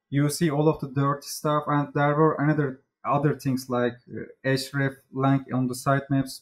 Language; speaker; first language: English; non-native, fluent; Turkish